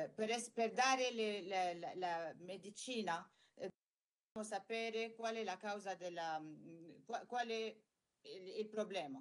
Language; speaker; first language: Italian; non-native, learner; Arabic